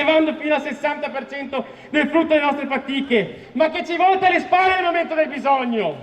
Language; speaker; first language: Italian; native; Italian